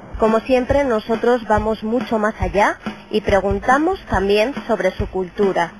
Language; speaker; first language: Spanish; native; Spanish